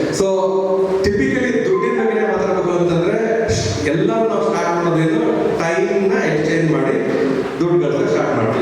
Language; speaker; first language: Kannada; non-native, local second language; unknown